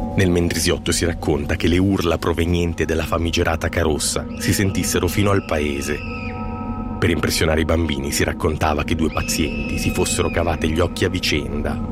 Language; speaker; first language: Italian; native; Italian